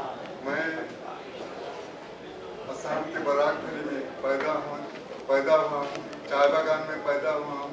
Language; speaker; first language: Hindi; non-native, local second language; Odia